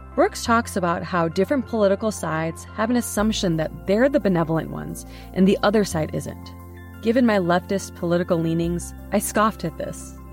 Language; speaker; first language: English; native; English